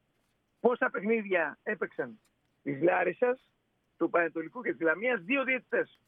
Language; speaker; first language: Greek; native; Greek